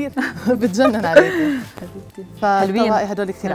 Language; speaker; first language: Arabic; native; Arabic